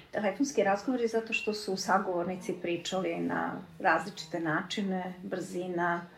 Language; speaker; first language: Serbian; native; Serbian